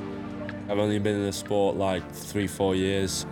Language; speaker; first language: English; native; English